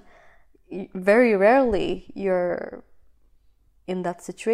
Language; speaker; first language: English; non-native, fluent; Swedish